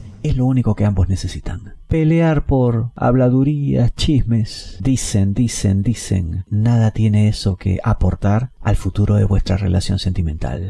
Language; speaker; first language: Spanish; native; Spanish